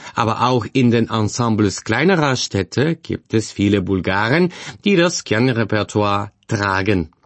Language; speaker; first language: German; non-native, fluent; Bulgarian